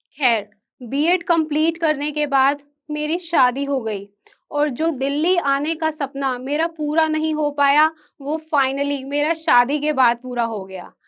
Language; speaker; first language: Hindi; native; Hindi